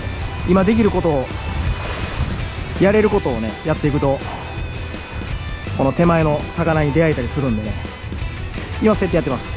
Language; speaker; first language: Japanese; native; Japanese